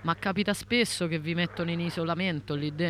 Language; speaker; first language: Italian; native; Italian